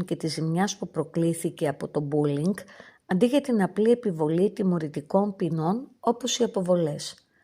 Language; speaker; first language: Greek; native; Greek